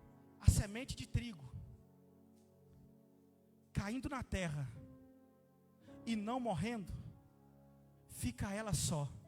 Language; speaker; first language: Portuguese; native; Portuguese